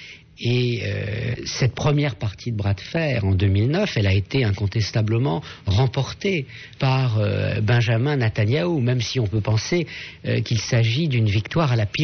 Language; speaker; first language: French; native; French